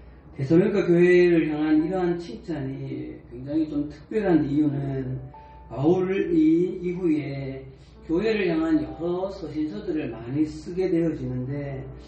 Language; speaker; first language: Korean; native; Korean